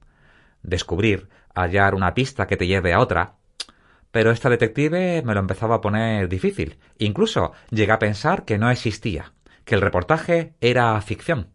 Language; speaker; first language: Spanish; native; Spanish